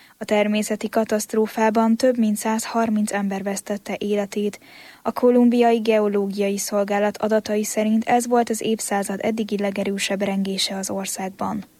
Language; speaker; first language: Hungarian; native; Hungarian